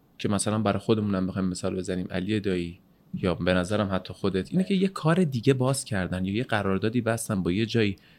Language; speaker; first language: Persian; native; Persian